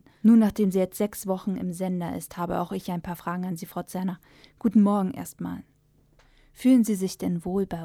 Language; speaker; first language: German; native; German